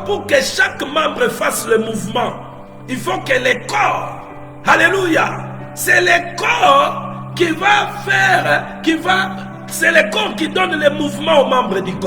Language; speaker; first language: French; non-native, local second language; Lingala